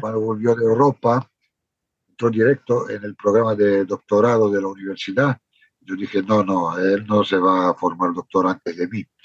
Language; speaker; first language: Spanish; non-native, fluent; Romanian